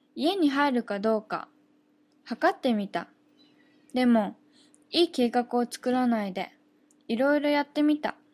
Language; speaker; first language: Japanese; native; Japanese